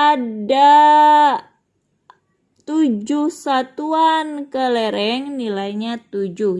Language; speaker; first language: Indonesian; native; Indonesian